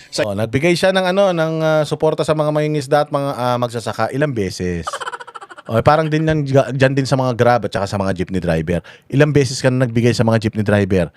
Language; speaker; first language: Filipino; native; Filipino